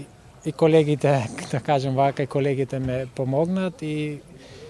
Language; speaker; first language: Macedonian; non-native, local second language; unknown